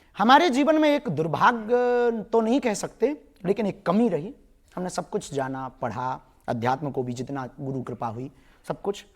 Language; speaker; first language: Hindi; native; Hindi